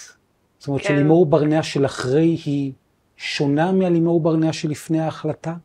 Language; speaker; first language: Hebrew; native; Hebrew